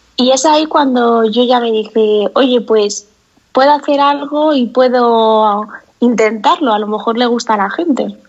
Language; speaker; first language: Spanish; native; Spanish